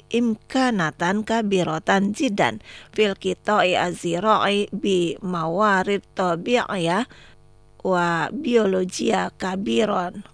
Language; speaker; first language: Arabic; non-native, fluent; Indonesian